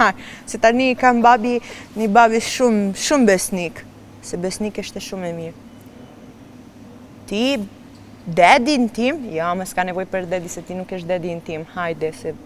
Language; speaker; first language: Albanian; non-native, learner; Romanian